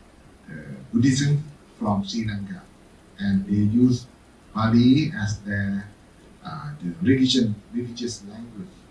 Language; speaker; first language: English; non-native, fluent; Thai